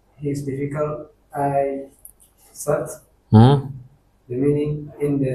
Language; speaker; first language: English; non-native, learner; Indonesian